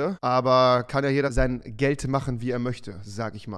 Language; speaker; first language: German; native; German